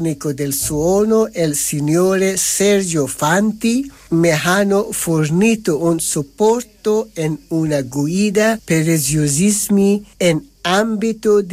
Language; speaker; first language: Italian; non-native, fluent; Persian